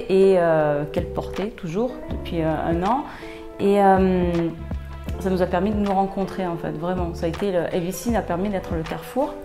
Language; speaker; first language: English; non-native, learner; French